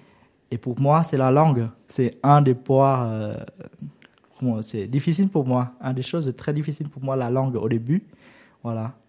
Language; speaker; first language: French; non-native, learner; Vietnamese